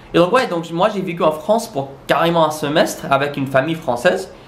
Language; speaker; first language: French; non-native, local second language; English